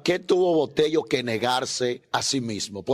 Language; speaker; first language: Spanish; native; Spanish